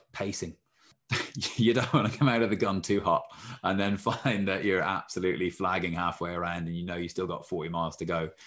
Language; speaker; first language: English; native; English